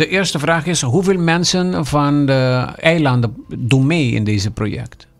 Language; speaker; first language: Dutch; non-native, local second language; Papiamento